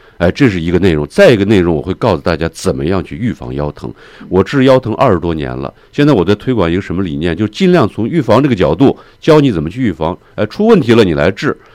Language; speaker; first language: Chinese; native; Chinese